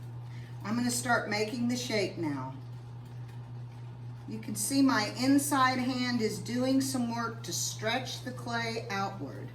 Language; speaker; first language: English; native; English